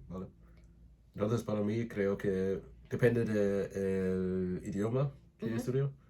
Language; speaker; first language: Spanish; non-native, learner; English